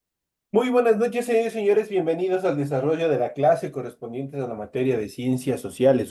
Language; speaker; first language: Spanish; native; Spanish